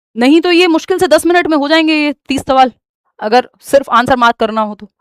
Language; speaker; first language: Hindi; native; Hindi